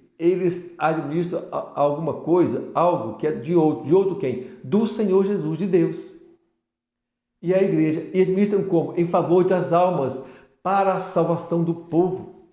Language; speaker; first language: Portuguese; native; Portuguese